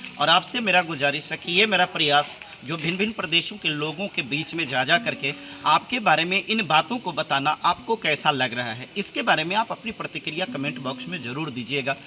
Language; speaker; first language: Hindi; native; Hindi